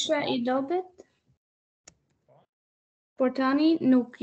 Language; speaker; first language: Albanian; non-native, learner; Norwegian